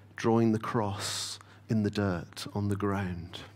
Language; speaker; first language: English; native; English